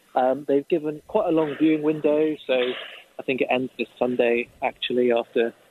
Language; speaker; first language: English; native; English